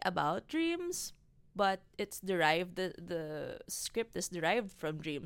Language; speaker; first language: English; non-native, local second language; Filipino